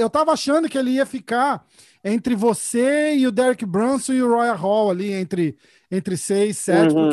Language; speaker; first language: Portuguese; native; Portuguese